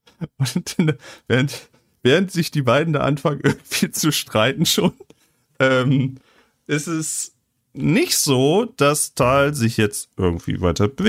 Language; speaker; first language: German; native; German